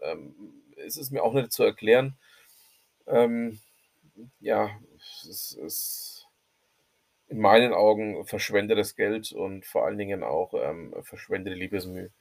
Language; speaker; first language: German; native; German